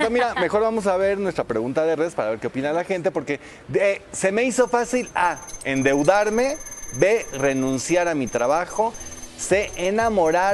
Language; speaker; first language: Spanish; native; Spanish